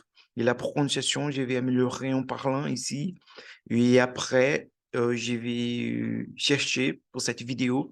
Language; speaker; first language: French; non-native, learner; Portuguese